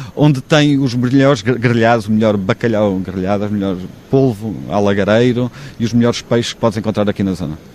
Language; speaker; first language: Portuguese; native; Portuguese